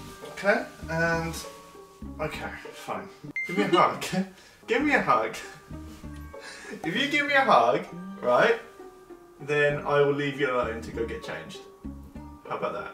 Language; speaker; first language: English; native; English